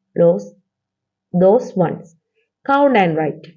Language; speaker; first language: English; non-native, local second language; Malayalam